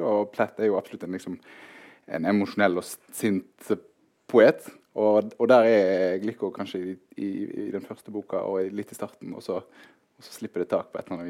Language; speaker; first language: Norwegian; native; Norwegian